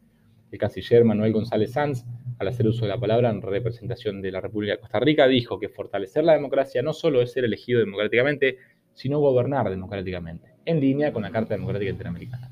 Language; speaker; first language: Spanish; native; Spanish